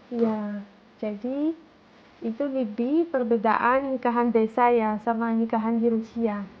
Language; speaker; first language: Indonesian; non-native, fluent; Russian